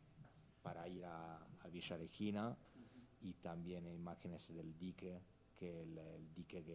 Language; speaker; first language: Spanish; non-native, fluent; Italian